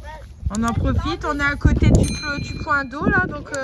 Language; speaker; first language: French; native; French